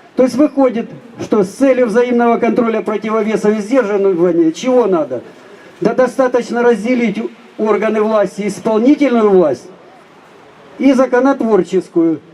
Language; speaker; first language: Russian; native; Russian